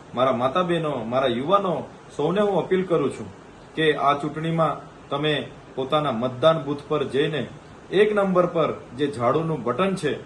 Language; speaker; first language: Gujarati; non-native, local second language; Vasavi